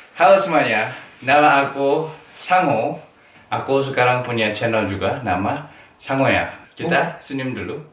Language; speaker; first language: Indonesian; non-native, fluent; Korean